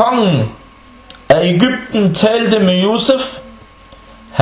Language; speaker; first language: Danish; non-native, local second language; Arabic